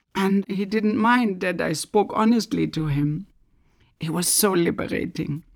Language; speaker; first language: English; non-native, fluent; German